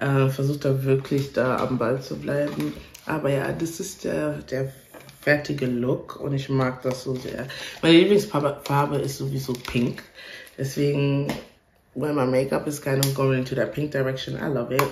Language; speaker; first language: German; native; German